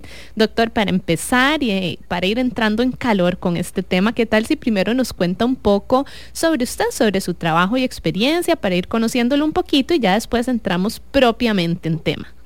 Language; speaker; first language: Spanish; native; Spanish